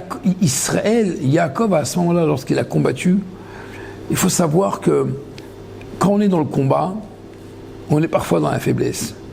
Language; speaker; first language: French; native; French